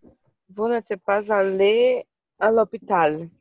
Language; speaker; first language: French; non-native, learner; Portuguese